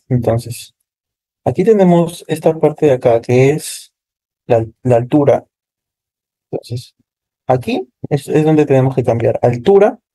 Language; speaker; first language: Spanish; native; Spanish